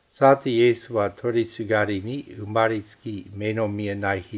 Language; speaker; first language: Japanese; non-native, fluent; English